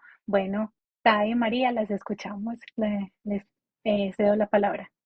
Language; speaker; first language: Spanish; native; Spanish